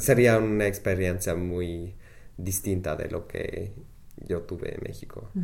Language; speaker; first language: Spanish; non-native, fluent; English